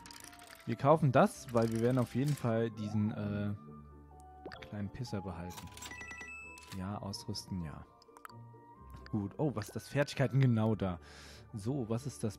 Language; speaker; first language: German; native; German